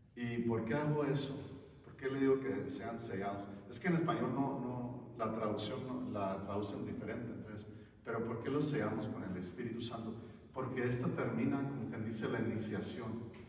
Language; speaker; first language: Spanish; non-native, learner; English